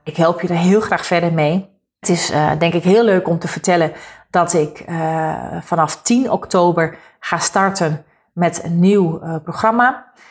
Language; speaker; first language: Dutch; native; Dutch